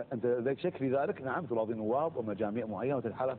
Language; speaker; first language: Arabic; native; Arabic